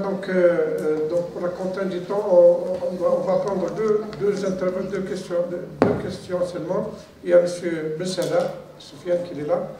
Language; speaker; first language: French; non-native, local second language; Arabic